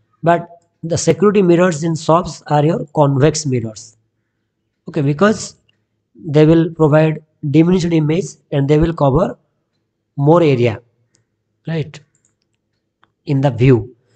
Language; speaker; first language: English; non-native, local second language; Odia